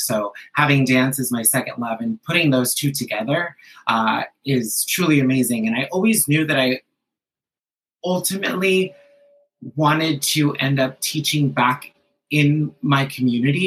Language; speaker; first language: English; early bilingual, other home language; Spanish